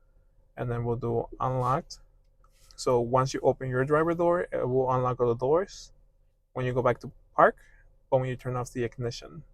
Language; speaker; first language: English; native; English